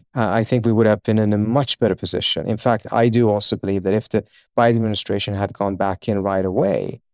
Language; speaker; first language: English; early bilingual, other home language; Persian